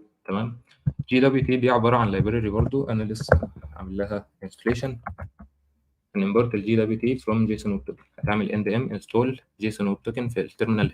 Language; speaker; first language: Arabic; native; Arabic